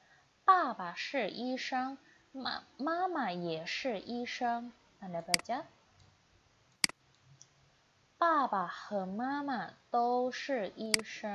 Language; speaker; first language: Chinese; non-native, fluent; Indonesian